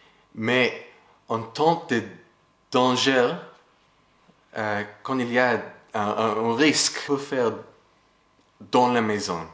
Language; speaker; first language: French; non-native, fluent; English